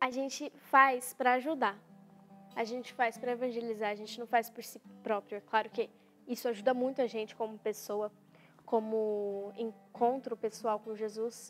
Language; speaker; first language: Portuguese; native; Portuguese